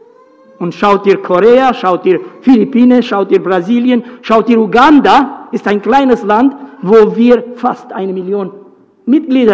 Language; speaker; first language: German; non-native, fluent; Romanian